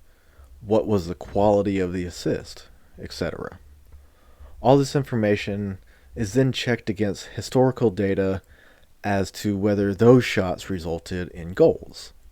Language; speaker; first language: English; native; English